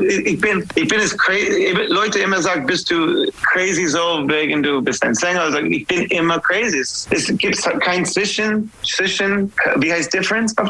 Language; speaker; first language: German; non-native, fluent; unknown